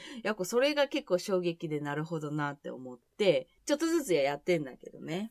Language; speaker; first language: Japanese; native; Japanese